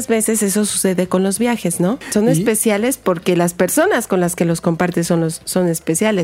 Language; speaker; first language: Spanish; native; Spanish